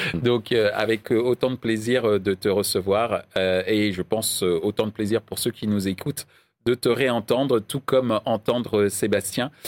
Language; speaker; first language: French; native; French